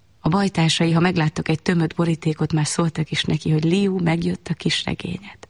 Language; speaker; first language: Hungarian; non-native, fluent; Chinese